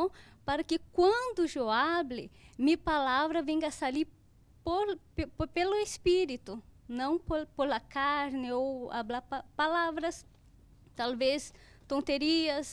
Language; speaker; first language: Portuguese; non-native, learner; Spanish